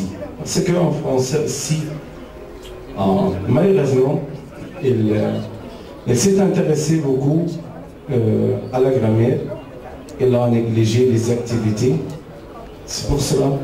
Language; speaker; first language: French; non-native, fluent; Arabic